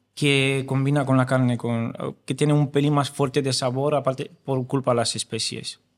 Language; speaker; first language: Spanish; non-native, fluent; Romanian